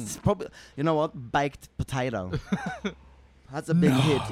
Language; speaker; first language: English; non-native, fluent; Norwegian